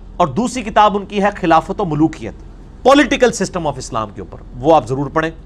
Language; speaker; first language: Urdu; non-native, local second language; Punjabi